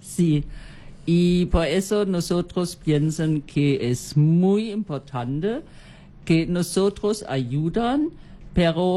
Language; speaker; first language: Spanish; non-native, learner; German